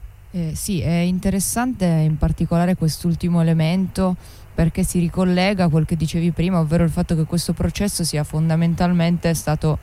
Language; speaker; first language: Italian; native; Italian